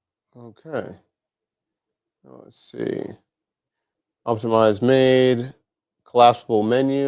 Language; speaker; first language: English; native; English